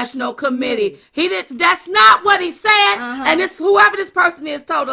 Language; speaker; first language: English; native; English